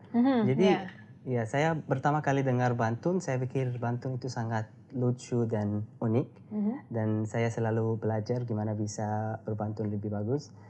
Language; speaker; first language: Indonesian; non-native, learner; Arabic